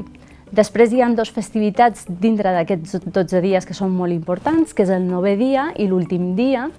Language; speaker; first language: Catalan; early bilingual, other home language; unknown